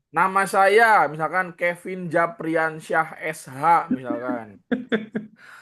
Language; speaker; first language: Indonesian; native; Indonesian